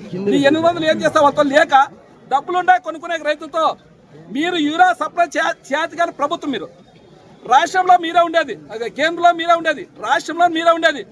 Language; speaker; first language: Telugu; native; Telugu